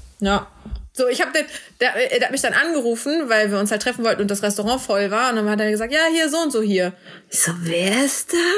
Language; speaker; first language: German; native; German